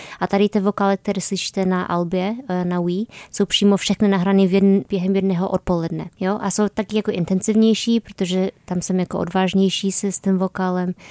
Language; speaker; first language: Czech; non-native, fluent; Polish